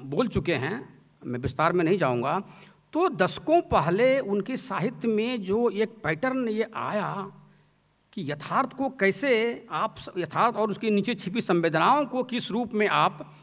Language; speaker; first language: Hindi; native; Hindi